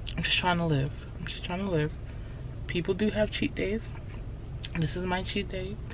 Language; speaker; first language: English; native; English